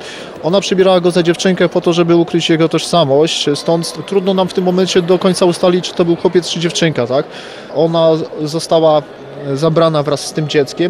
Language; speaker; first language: Polish; native; Polish